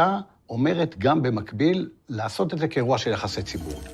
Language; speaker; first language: Hebrew; native; Hebrew